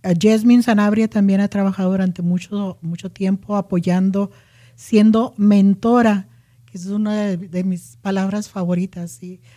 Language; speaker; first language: Spanish; native; Spanish